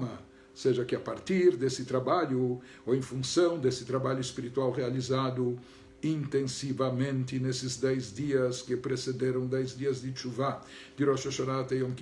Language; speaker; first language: Portuguese; native; Portuguese